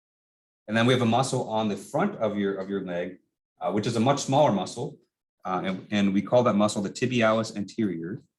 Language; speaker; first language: English; native; English